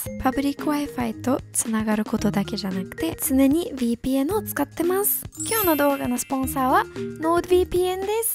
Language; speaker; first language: Japanese; non-native, fluent; English